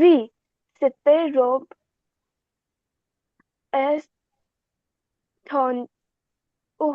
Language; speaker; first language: French; non-native, learner; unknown